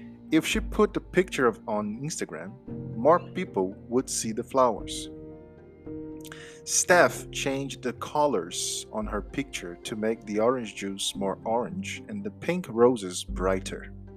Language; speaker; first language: English; non-native, fluent; Portuguese